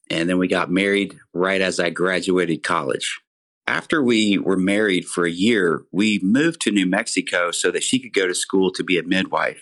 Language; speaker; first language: English; native; English